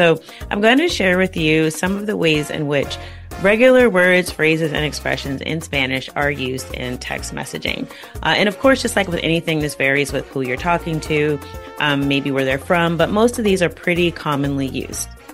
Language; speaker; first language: English; native; English